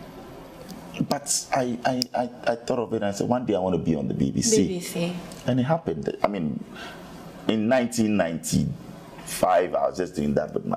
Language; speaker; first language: English; non-native, local second language; Akan